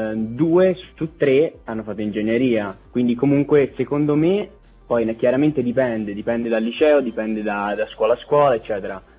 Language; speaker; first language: Italian; native; Italian